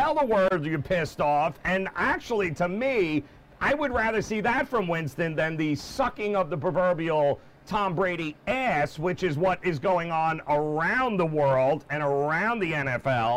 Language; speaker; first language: English; native; English